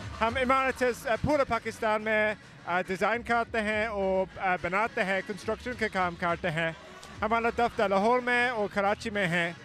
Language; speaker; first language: Hindi; early bilingual, heritage; Hindi